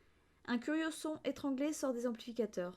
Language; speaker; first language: French; native; French